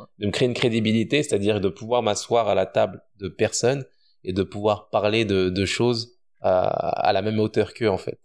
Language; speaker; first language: French; native; French